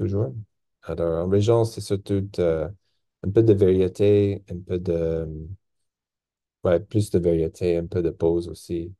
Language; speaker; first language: French; non-native, local second language; English